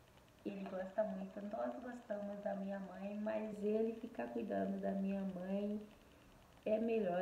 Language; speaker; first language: Portuguese; non-native, fluent; Haitian Creole